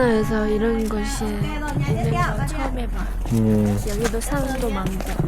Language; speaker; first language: Korean; non-native, fluent; Vietnamese